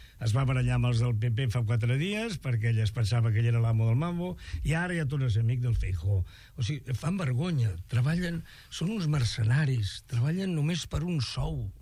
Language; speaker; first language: Catalan; non-native, local second language; Spanish